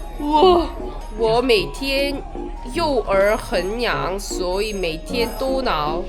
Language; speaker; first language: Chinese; non-native, learner; Korean